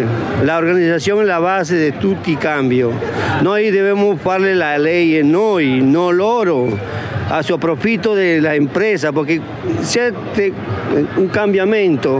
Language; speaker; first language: Italian; non-native, learner; Spanish